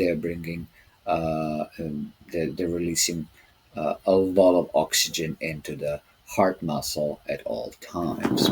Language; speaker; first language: English; non-native, fluent; Serbian